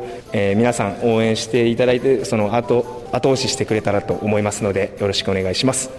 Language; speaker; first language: Japanese; native; Japanese